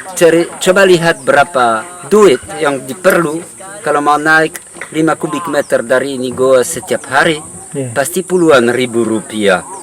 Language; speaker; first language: Indonesian; non-native, learner; French